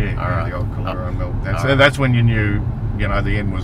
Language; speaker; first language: English; native; English